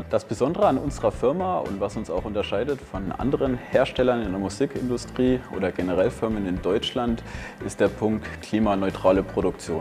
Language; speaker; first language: German; native; German